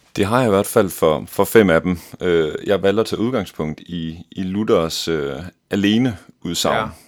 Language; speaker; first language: Danish; native; Danish